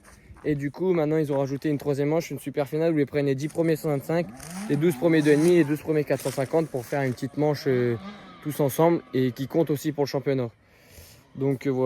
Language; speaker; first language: French; native; French